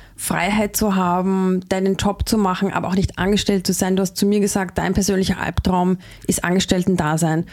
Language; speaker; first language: German; native; German